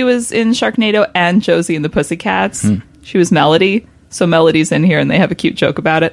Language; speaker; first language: English; native; English